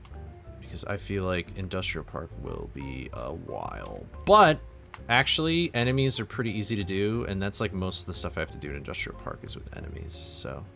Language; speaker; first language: English; native; English